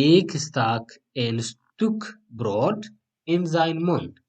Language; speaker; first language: Dutch; non-native, fluent; Tigrinya